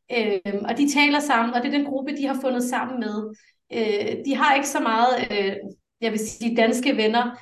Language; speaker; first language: Danish; early bilingual, other home language; English